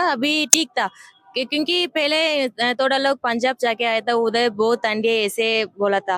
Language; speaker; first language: Hindi; non-native, local second language; Tamil